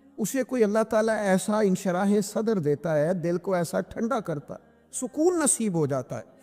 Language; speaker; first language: Urdu; non-native, local second language; Punjabi